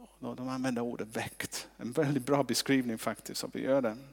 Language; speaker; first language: Swedish; non-native, fluent; English